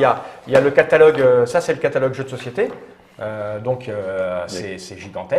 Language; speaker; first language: French; native; French